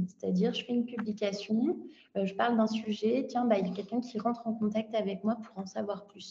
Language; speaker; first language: French; native; French